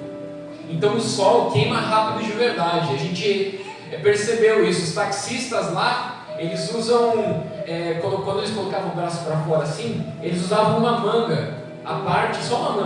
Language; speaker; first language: Portuguese; native; Portuguese